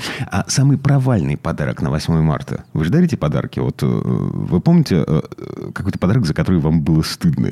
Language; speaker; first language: Russian; native; Russian